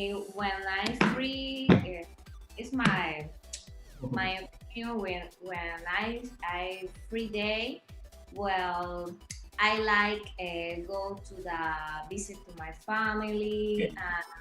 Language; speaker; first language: English; non-native, learner; Spanish